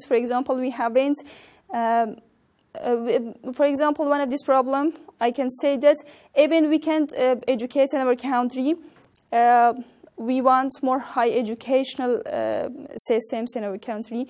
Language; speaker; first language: English; non-native, learner; Persian